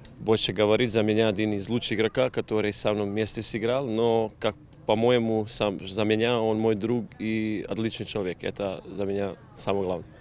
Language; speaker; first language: Russian; non-native, learner; Croatian